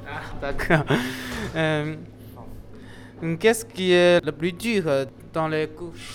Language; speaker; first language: French; non-native, learner; Chinese